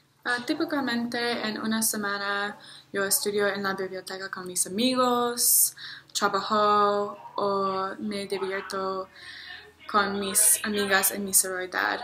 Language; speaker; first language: Spanish; non-native, learner; English